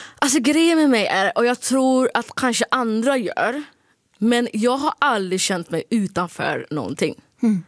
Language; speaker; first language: Swedish; early bilingual, other home language; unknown